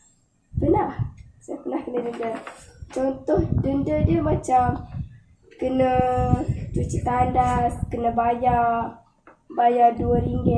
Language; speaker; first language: Malay; native; Malay